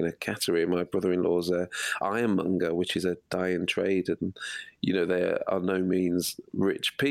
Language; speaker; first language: English; native; English